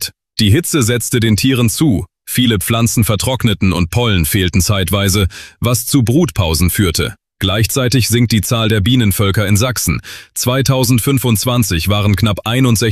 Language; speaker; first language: German; native; German